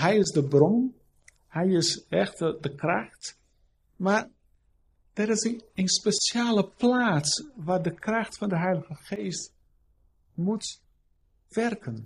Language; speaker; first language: Dutch; non-native, fluent; Portuguese